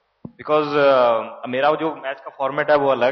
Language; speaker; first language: Hindi; native; Hindi